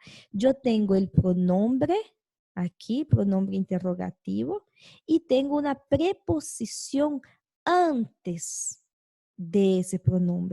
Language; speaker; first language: Spanish; non-native, fluent; Portuguese